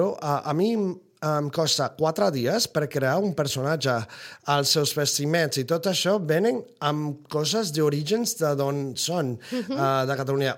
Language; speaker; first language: Catalan; non-native, fluent; Spanish